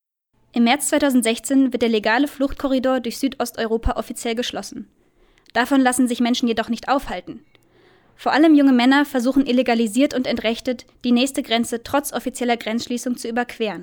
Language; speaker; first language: German; native; German